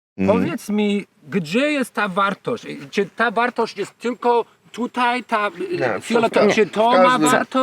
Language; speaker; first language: Polish; non-native, learner; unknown